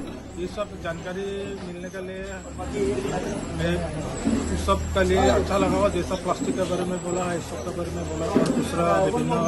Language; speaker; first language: Hindi; non-native, local second language; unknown